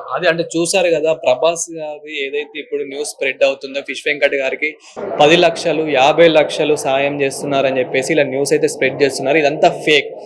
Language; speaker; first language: Telugu; native; Telugu